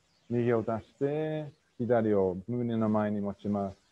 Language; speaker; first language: Japanese; non-native, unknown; English